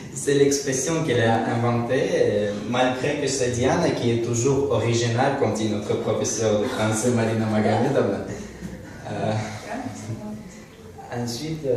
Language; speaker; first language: French; non-native, learner; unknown